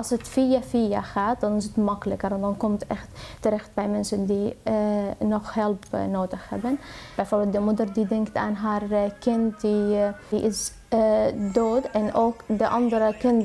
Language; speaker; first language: Dutch; non-native, fluent; Arabic